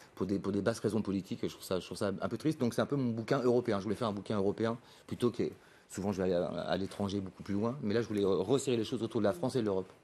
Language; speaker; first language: French; native; French